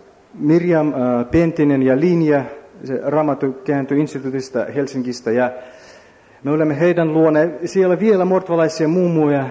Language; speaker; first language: Finnish; non-native, learner; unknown